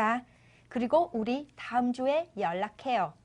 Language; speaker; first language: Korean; non-native, fluent; Vietnamese